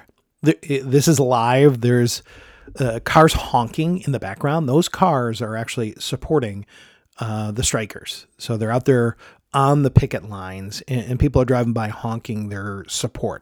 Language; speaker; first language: English; native; English